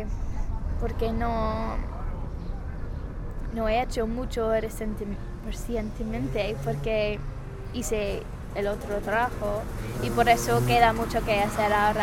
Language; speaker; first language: Spanish; non-native, fluent; English